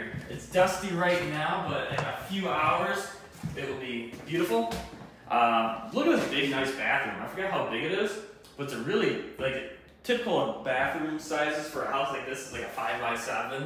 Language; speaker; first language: English; native; English